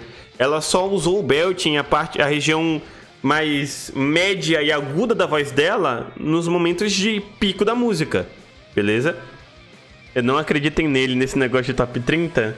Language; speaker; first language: Portuguese; native; Portuguese